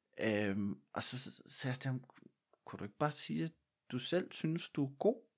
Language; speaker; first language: Danish; native; Danish